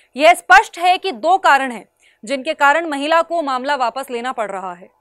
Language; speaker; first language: Hindi; native; Hindi